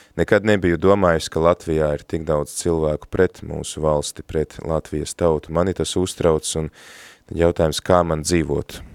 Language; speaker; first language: Latvian; native; Latvian